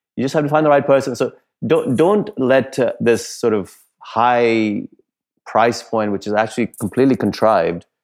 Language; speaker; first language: English; non-native, local second language; Punjabi